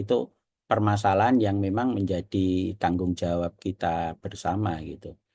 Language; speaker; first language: Indonesian; non-native, local second language; Javanese